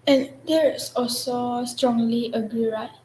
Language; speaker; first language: English; non-native, local second language; Chinese